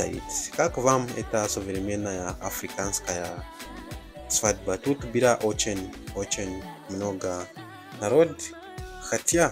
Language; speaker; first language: Russian; non-native, fluent; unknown